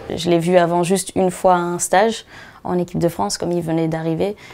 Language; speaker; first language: French; native; French